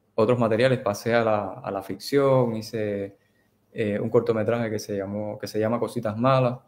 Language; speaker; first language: Spanish; native; Spanish